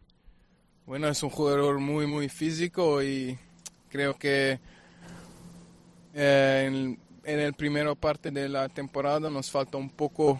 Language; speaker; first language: Spanish; non-native, fluent; German